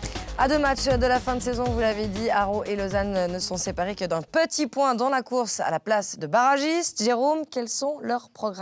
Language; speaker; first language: French; native; French